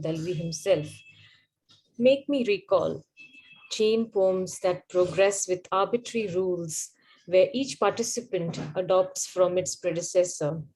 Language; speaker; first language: English; non-native, local second language; Marathi